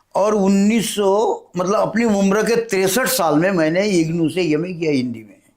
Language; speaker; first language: Hindi; non-native, local second language; Marathi